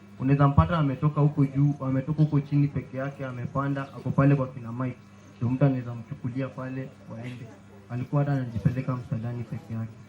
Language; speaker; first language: Swahili; non-native, local second language; Luyia